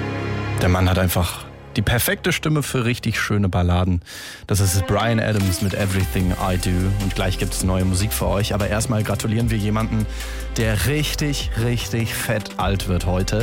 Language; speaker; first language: German; native; German